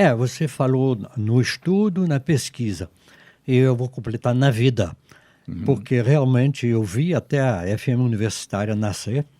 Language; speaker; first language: Portuguese; non-native, fluent; French